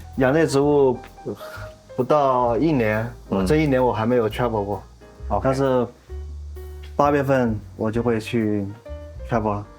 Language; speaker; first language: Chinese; native; Chinese